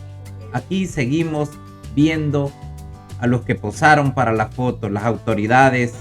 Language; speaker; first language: Spanish; native; Spanish